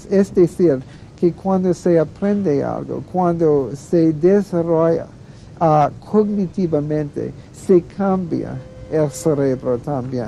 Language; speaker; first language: Spanish; non-native, fluent; English